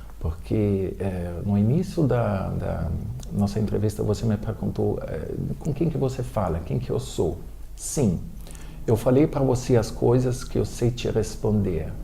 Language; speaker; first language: Portuguese; non-native, fluent; German